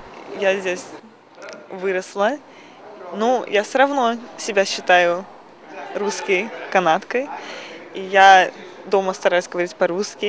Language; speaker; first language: Russian; early bilingual, other home language; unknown